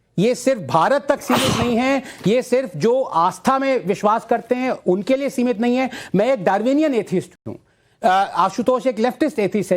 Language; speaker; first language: Hindi; non-native, local second language; Tamil